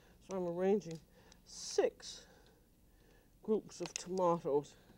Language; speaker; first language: English; native; English